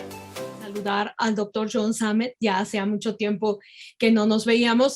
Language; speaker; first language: Spanish; native; Spanish